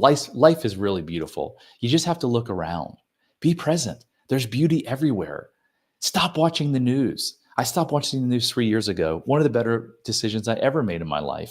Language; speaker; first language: English; native; English